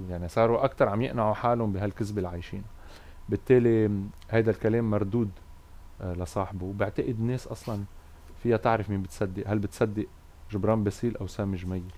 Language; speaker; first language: Arabic; native; Arabic